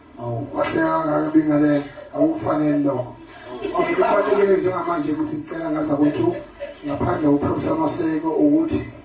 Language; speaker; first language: Zulu; native; Zulu